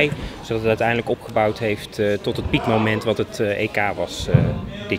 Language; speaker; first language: Dutch; native; Dutch